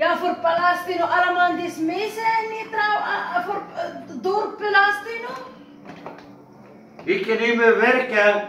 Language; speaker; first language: Dutch; non-native, learner; Arabic